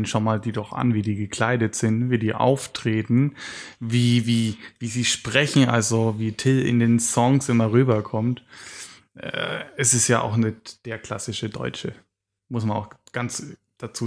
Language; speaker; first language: German; native; German